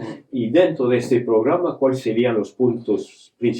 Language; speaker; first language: Spanish; non-native, fluent; French